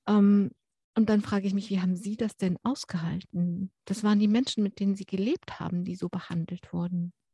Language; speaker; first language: German; native; German